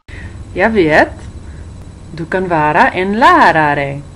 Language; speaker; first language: Swedish; non-native, learner; English